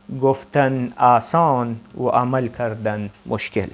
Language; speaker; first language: Persian; non-native, fluent; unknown